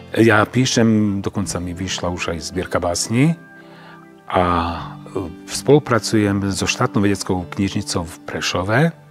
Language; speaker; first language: Slovak; non-native, local second language; Romany